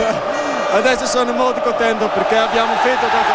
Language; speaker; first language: Italian; non-native, learner; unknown